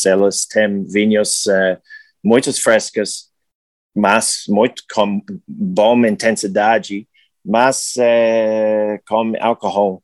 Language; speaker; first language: Portuguese; non-native, learner; English